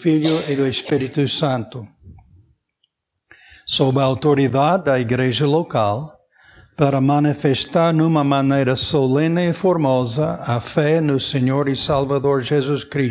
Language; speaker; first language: Portuguese; non-native, fluent; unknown